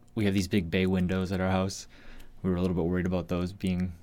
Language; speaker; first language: English; native; English